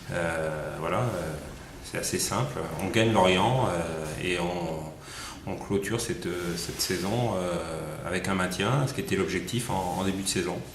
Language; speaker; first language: French; native; French